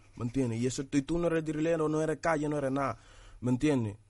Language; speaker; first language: Spanish; early bilingual, other home language; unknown